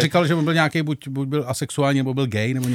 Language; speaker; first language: Czech; native; Czech